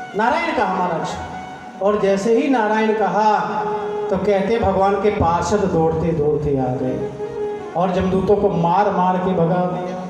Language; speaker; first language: Hindi; non-native, local second language; Punjabi